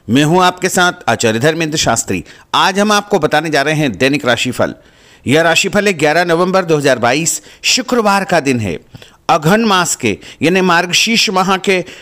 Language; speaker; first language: Hindi; native; Hindi